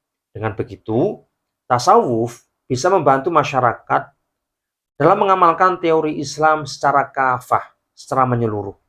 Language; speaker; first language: Indonesian; native; Indonesian